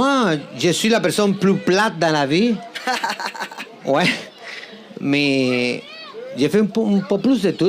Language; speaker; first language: French; non-native, fluent; Spanish